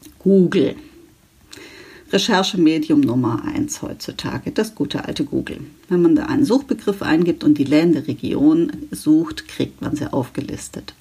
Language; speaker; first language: German; native; German